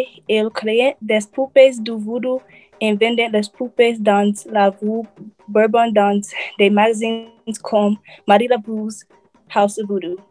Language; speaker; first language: French; non-native, learner; English